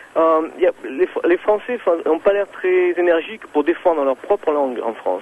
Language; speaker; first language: French; native; French